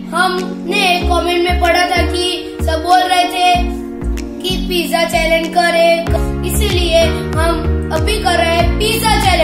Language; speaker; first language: Hindi; native; Hindi